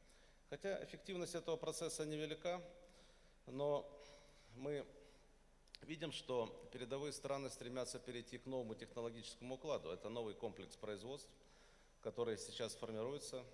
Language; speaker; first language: Russian; native; Russian